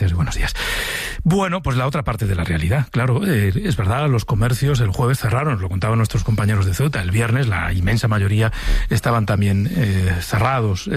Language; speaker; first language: Spanish; native; Spanish